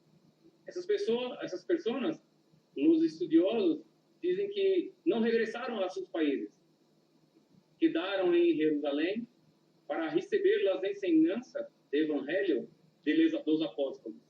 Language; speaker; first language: Spanish; non-native, learner; Portuguese